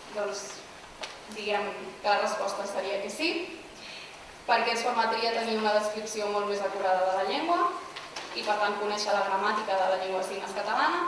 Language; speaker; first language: Catalan; native; Catalan